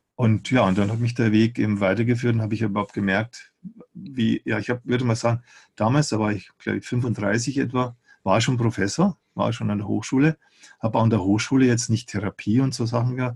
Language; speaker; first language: German; native; German